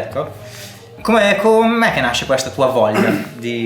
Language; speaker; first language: Italian; native; Italian